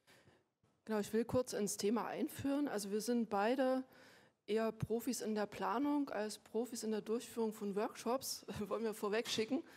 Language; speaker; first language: German; native; German